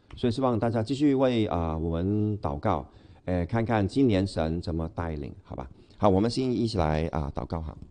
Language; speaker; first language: Chinese; non-native, local second language; Cantonese